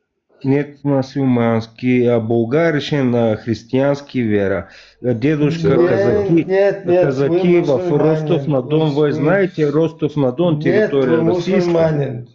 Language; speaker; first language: Russian; non-native, learner; Bulgarian